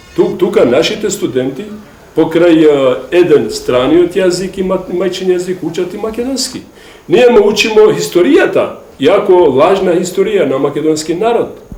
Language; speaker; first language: Macedonian; non-native, local second language; Albanian